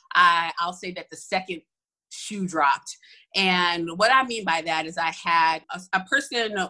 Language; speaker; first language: English; native; English